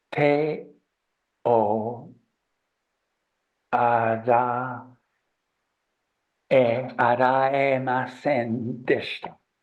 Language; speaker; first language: Japanese; non-native, learner; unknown